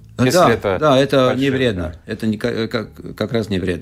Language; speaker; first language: Russian; non-native, local second language; Latvian